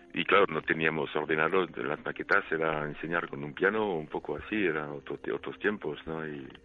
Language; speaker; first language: Spanish; non-native, fluent; French